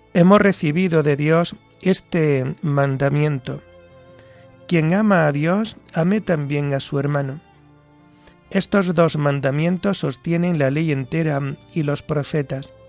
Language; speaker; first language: Spanish; native; Spanish